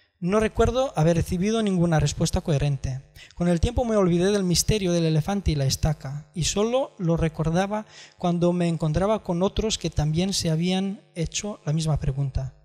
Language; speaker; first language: Spanish; non-native, fluent; Romanian